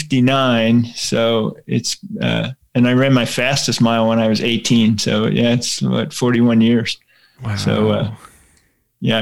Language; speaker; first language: English; native; English